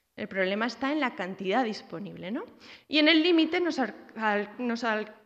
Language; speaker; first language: Spanish; native; Spanish